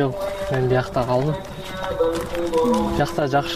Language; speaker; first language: Kyrgyz; non-native, local second language; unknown